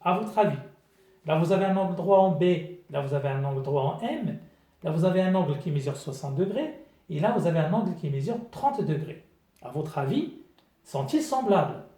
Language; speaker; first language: French; non-native, local second language; Arabic